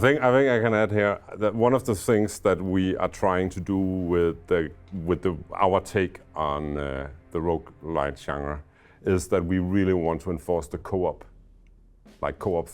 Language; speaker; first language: English; non-native, fluent; Danish